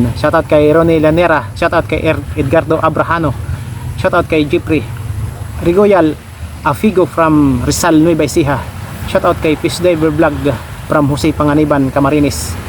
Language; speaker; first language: Filipino; native; Filipino